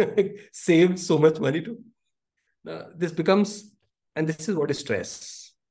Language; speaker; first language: English; non-native, local second language; Hindi